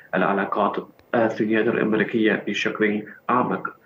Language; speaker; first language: Arabic; non-native, fluent; Chinese